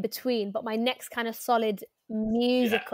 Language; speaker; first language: English; native; English